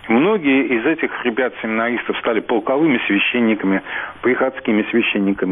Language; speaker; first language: Russian; native; Russian